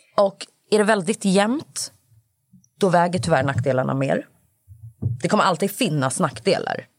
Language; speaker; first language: Swedish; native; Swedish